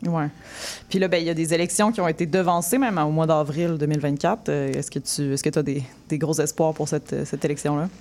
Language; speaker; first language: French; native; French